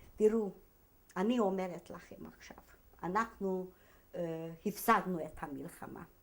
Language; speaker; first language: Hebrew; non-native, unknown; Hungarian